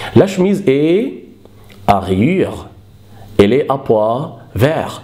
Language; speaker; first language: French; non-native, fluent; Arabic